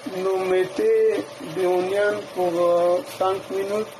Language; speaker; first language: French; non-native, learner; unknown